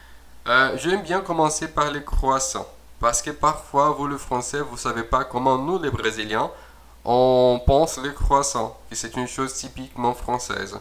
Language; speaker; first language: French; non-native, fluent; Portuguese